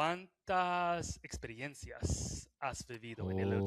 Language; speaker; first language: Spanish; non-native, fluent; English